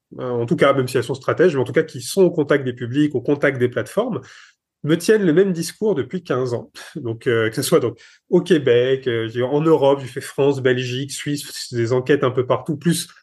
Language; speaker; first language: French; native; French